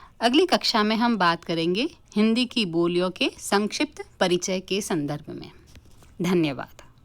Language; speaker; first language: Hindi; native; Hindi